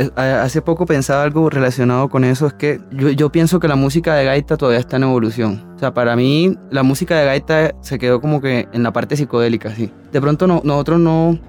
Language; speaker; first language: Spanish; native; Spanish